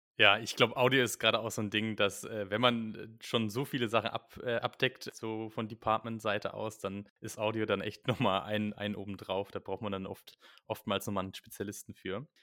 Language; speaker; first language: German; native; German